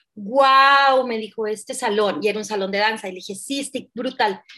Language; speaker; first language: Spanish; native; Spanish